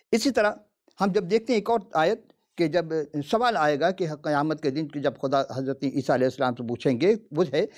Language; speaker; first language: Urdu; native; Urdu